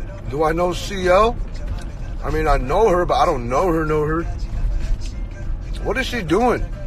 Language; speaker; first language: English; early bilingual, other home language; Korean